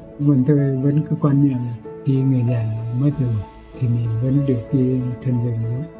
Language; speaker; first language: Vietnamese; non-native, local second language; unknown